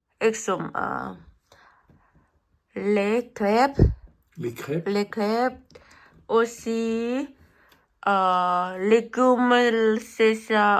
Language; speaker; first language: French; non-native, learner; Thai